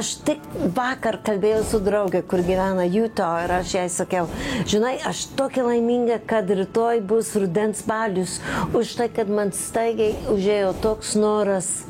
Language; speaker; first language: Lithuanian; early bilingual, heritage; Lithuanian